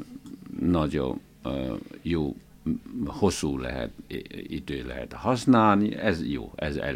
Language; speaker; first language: Hungarian; non-native, learner; Chinese